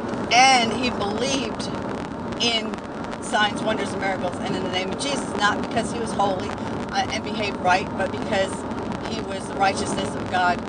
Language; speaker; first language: English; native; English